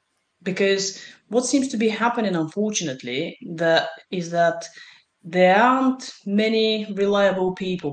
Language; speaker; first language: English; non-native, fluent; Bulgarian